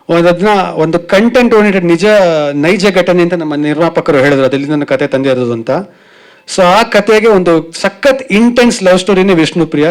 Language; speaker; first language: Kannada; native; Kannada